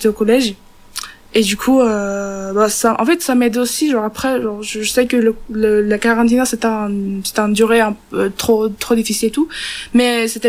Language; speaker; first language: French; non-native, fluent; Turkish